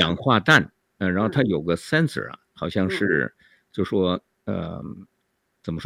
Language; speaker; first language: Chinese; native; Chinese